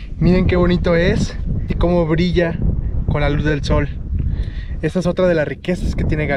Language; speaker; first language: Spanish; native; Spanish